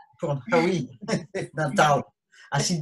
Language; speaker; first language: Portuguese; non-native, learner; French